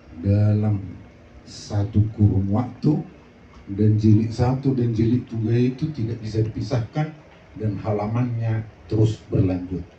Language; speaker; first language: Indonesian; non-native, local second language; Batak Toba